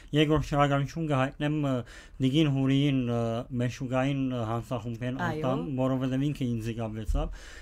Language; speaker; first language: Armenian; early bilingual, heritage; Armenian